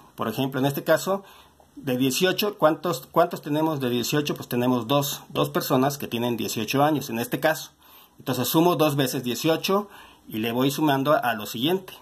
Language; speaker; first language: Spanish; native; Spanish